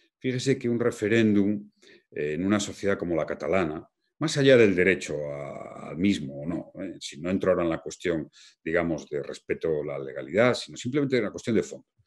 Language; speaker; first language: Spanish; native; Spanish